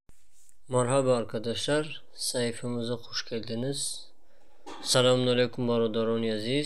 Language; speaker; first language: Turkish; non-native, fluent; Tajik